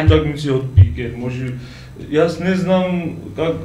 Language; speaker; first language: Macedonian; non-native, learner; Georgian